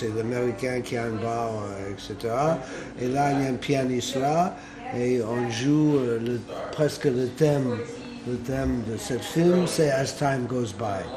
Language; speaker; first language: French; non-native, fluent; English